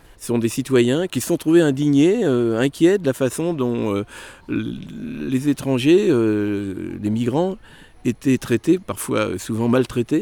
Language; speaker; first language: French; native; French